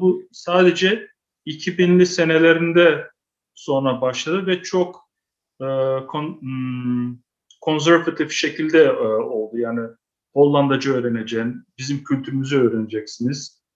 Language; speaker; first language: Turkish; early bilingual, heritage; Turkish